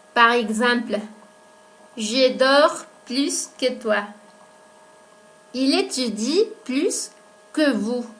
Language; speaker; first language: French; non-native, fluent; Spanish